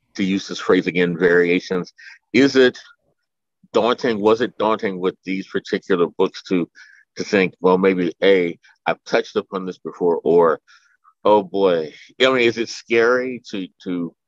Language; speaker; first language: English; native; English